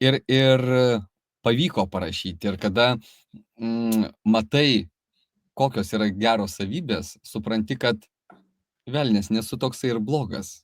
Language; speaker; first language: Lithuanian; native; Lithuanian